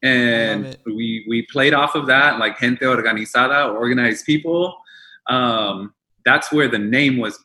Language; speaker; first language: English; early bilingual, other home language; Spanish